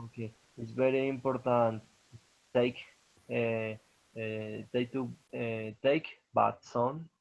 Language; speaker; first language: English; non-native, learner; Spanish